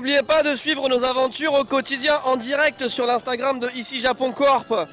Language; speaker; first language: French; native; French